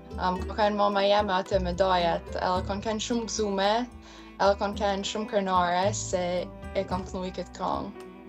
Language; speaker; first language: Albanian; early bilingual, heritage; Albanian